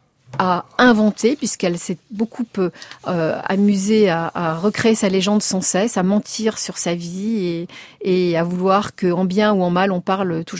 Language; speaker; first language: French; native; French